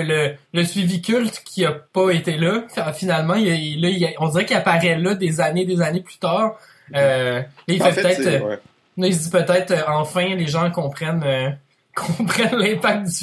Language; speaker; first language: French; native; French